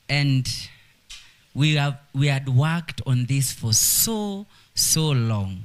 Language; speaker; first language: English; non-native, local second language; Swahili